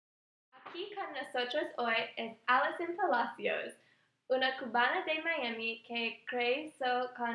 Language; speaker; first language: Spanish; non-native, learner; English